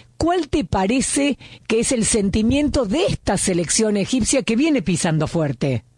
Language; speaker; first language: Spanish; native; Spanish